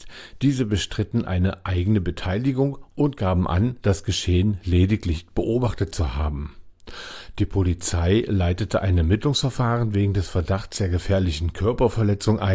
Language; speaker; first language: German; native; German